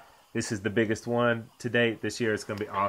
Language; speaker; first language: English; native; English